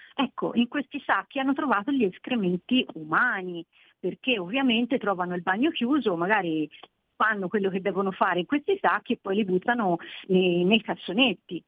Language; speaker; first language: Italian; native; Italian